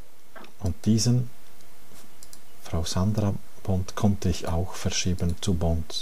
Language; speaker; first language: German; non-native, fluent; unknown